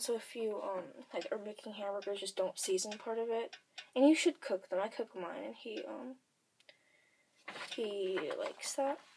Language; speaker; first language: English; native; English